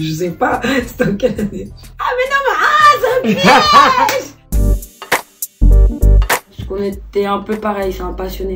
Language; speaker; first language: French; native; French